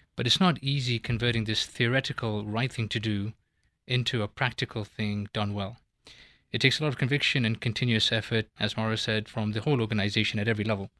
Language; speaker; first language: English; native; English